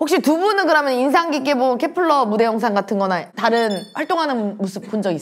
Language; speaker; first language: Korean; native; Korean